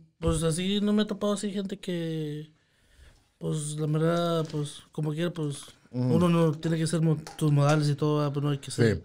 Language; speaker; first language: Spanish; native; Spanish